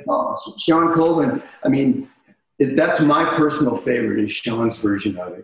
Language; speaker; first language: English; native; English